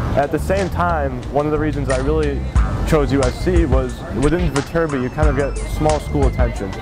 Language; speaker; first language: English; native; English